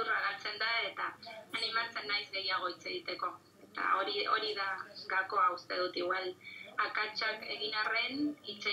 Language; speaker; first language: Basque; non-native, learner; Spanish